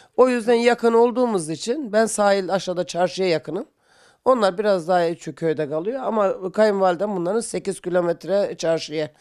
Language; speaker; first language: Turkish; native; Turkish